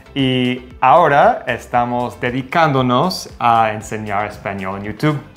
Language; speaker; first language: Spanish; non-native, fluent; English